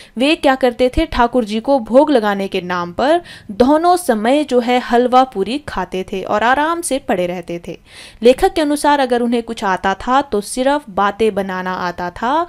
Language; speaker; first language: Hindi; native; Hindi